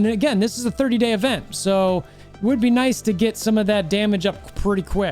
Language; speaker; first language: English; native; English